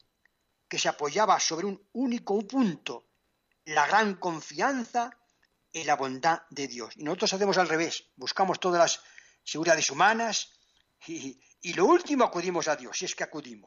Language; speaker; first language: Spanish; native; Spanish